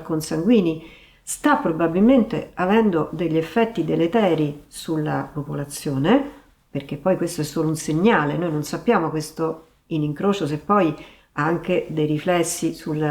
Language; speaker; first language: Italian; native; Italian